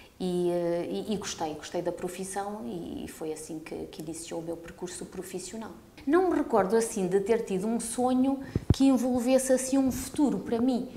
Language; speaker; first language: Portuguese; early bilingual, heritage; Portuguese